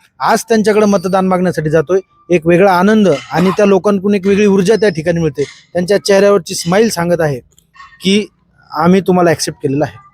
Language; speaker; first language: Marathi; native; Marathi